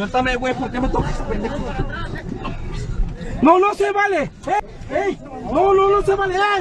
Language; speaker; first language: Spanish; native; Spanish